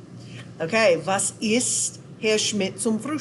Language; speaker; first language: German; non-native, fluent; English